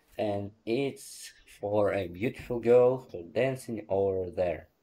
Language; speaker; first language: English; non-native, learner; Ukrainian